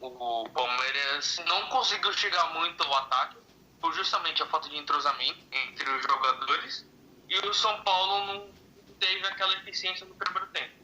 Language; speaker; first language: Portuguese; native; Portuguese